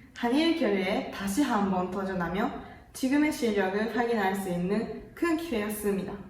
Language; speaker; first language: Korean; non-native, fluent; Japanese